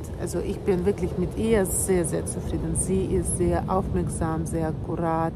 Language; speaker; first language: German; non-native, fluent; Russian